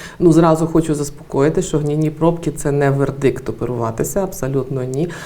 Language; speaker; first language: Ukrainian; native; Ukrainian